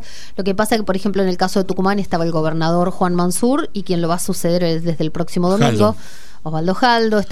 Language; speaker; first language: Spanish; native; Spanish